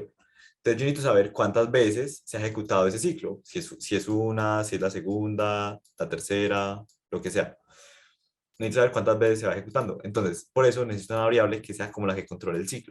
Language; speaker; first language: Spanish; native; Spanish